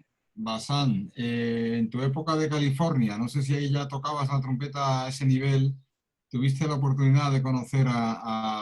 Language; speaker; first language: Spanish; native; Spanish